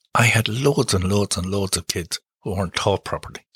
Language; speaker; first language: English; native; English